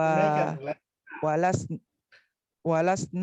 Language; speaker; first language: Arabic; non-native, learner; Indonesian